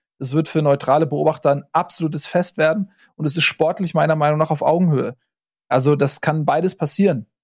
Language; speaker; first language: German; native; German